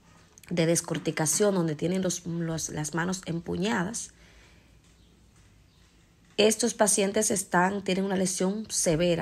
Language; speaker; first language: Spanish; native; Spanish